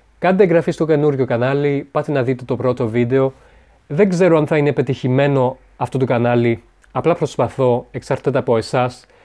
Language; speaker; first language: Greek; non-native, fluent; French